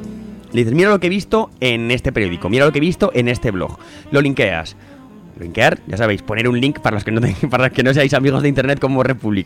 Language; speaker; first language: Spanish; native; Spanish